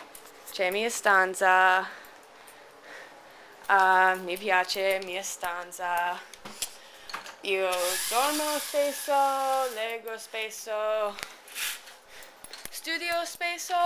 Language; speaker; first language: Italian; non-native, learner; English